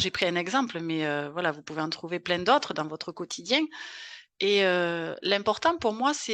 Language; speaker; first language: French; native; French